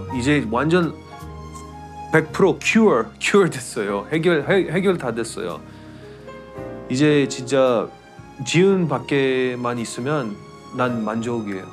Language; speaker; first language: Korean; non-native, fluent; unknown